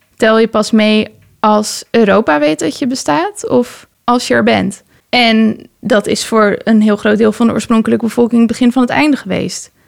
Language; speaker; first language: Dutch; early bilingual, other home language; Persian